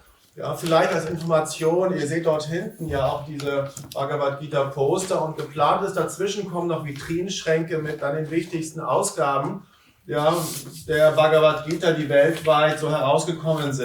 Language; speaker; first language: German; native; German